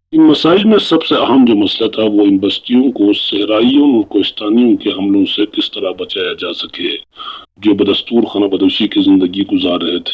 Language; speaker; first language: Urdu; non-native, local second language; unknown